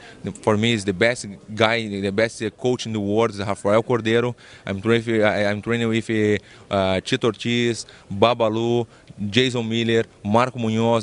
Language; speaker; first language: English; non-native, learner; Portuguese